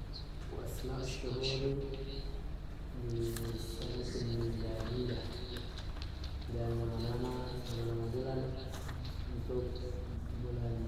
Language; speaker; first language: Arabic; non-native, learner; Indonesian